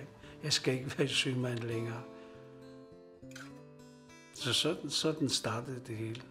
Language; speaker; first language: Danish; non-native, local second language; Kalaallisut